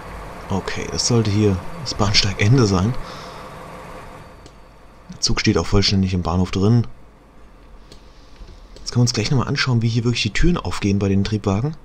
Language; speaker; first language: German; native; German